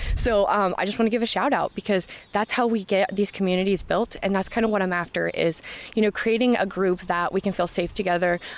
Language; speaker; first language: English; native; English